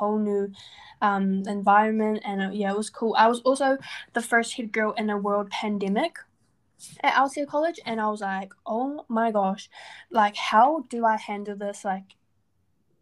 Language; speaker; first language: English; native; English